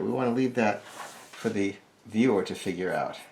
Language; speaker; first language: English; native; English